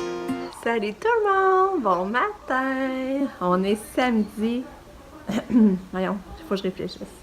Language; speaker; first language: French; native; French